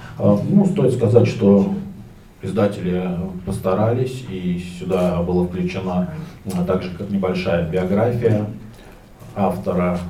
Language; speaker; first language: Russian; native; Russian